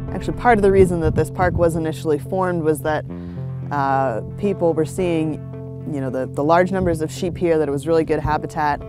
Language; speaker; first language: English; native; English